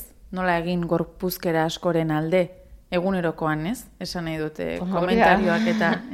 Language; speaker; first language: Basque; native; Basque